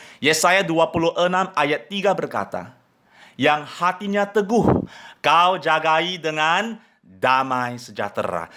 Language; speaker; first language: Indonesian; non-native, fluent; English